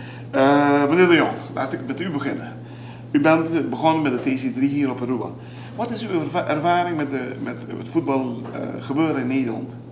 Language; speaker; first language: Dutch; non-native, local second language; Papiamento